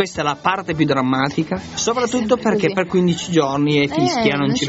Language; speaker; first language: Italian; native; Italian